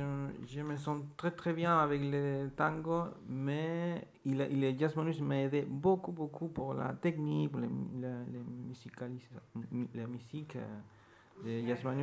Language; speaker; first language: French; non-native, learner; Spanish